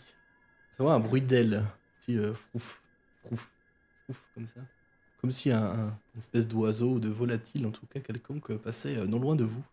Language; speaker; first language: French; native; French